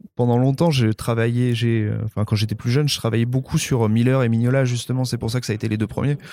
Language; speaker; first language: French; native; French